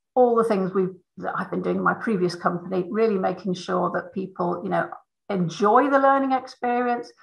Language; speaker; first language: English; native; English